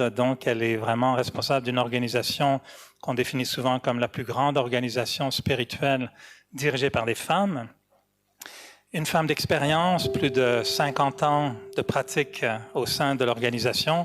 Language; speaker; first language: French; native; French